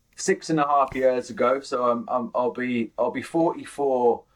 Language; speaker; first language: English; native; English